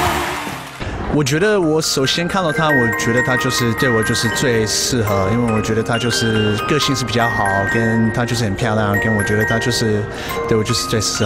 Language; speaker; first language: Chinese; non-native, fluent; English